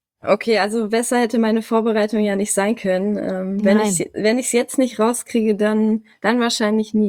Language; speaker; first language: German; native; German